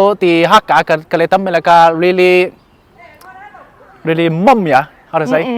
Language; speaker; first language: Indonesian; non-native, learner; Chinese